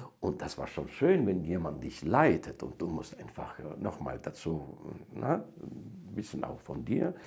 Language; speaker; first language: German; non-native, fluent; Georgian